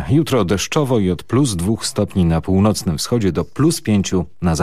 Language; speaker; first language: Polish; native; Polish